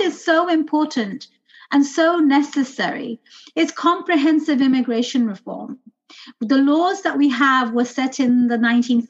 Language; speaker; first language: English; native; English